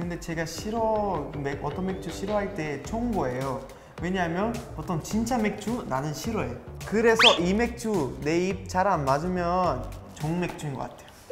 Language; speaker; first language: Korean; non-native, learner; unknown